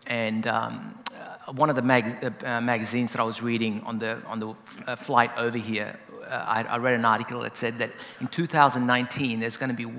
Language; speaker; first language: English; native; English